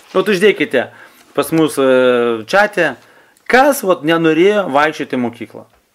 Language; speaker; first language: Lithuanian; non-native, local second language; Russian